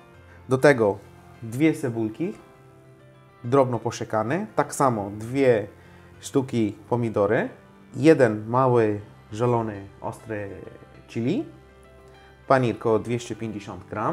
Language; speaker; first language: Polish; non-native, learner; Hindi